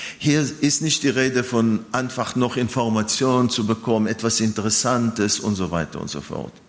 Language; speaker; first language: German; non-native, fluent; Hebrew